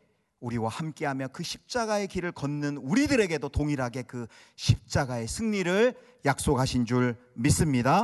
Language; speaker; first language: Korean; native; Korean